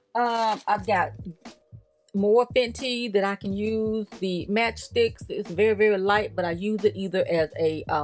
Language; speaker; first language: English; native; English